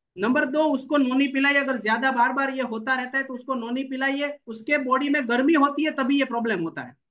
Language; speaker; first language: Hindi; non-native, local second language; Gujarati